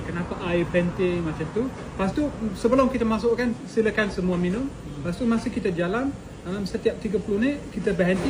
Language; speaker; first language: Malay; native; Malay